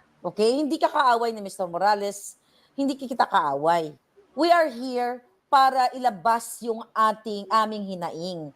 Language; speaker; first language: Filipino; native; Filipino